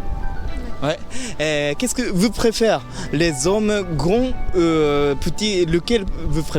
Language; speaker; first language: French; non-native, learner; Japanese